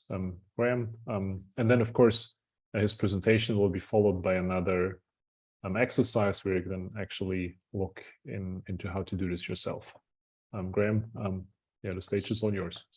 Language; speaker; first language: English; non-native, fluent; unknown